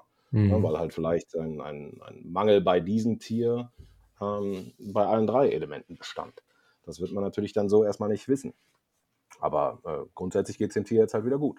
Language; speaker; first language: German; native; German